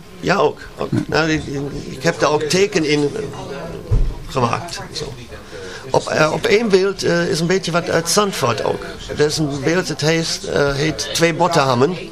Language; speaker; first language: Dutch; non-native, learner; German